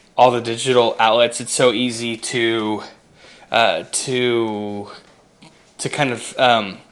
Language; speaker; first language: English; native; English